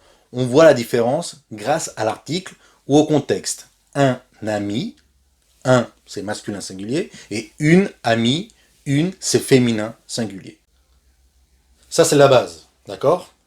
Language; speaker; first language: French; non-native, fluent; Spanish